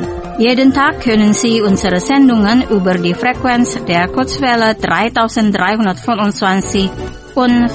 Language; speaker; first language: German; non-native, fluent; Indonesian